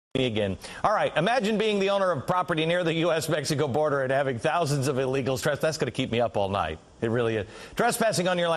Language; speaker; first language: English; native; English